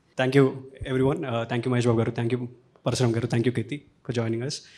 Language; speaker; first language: Telugu; native; Telugu